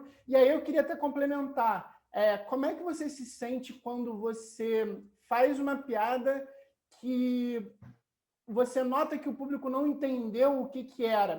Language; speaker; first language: Portuguese; native; Portuguese